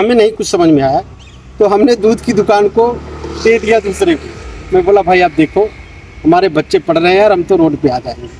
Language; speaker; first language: Hindi; native; Hindi